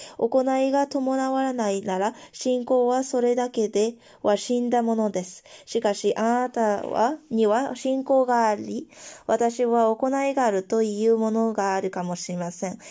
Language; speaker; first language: Japanese; non-native, fluent; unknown